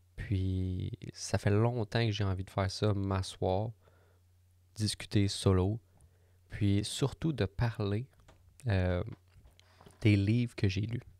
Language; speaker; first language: French; native; French